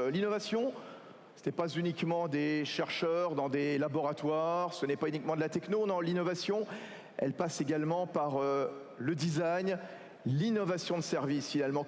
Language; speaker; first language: French; native; French